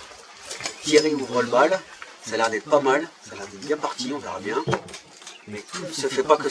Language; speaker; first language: French; native; French